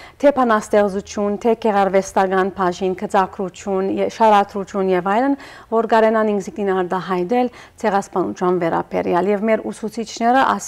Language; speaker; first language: Armenian; early bilingual, heritage; Armenian